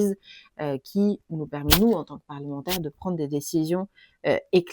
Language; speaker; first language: French; native; French